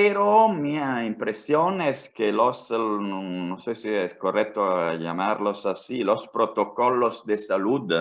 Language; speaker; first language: Spanish; non-native, fluent; Italian